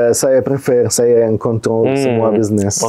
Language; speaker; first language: Indonesian; non-native, fluent; Arabic